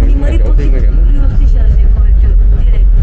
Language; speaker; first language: French; non-native, learner; Portuguese